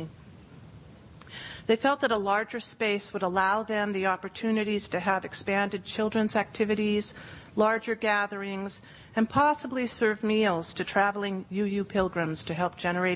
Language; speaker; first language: English; native; English